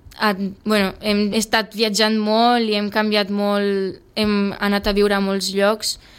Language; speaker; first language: Catalan; early bilingual, other home language; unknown